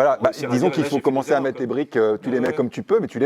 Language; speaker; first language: French; native; French